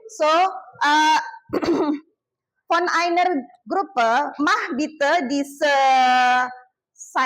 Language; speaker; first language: German; non-native, fluent; Indonesian